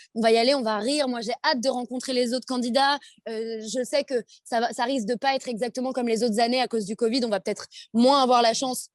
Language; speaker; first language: French; native; French